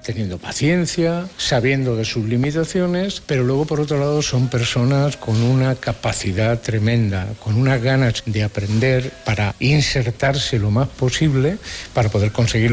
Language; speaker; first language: Spanish; native; Spanish